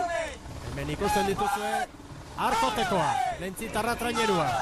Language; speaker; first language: Basque; native; Basque